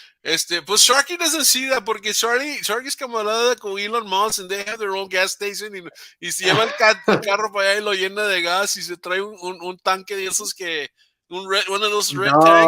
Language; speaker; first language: Spanish; native; Spanish